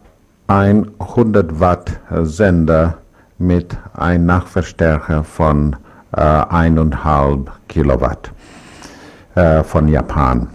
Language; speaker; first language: German; non-native, learner; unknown